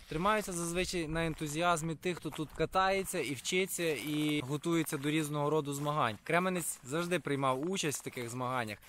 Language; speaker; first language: Ukrainian; native; Ukrainian